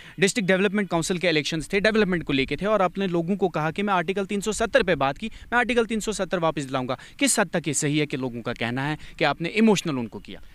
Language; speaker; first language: Hindi; non-native, local second language; Kashmiri